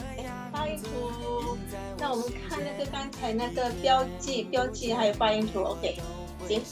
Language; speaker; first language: Chinese; non-native, local second language; Indonesian